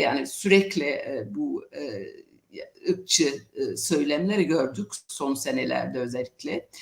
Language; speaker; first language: Turkish; non-native, fluent; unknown